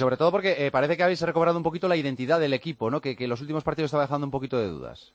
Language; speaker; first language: Spanish; native; Spanish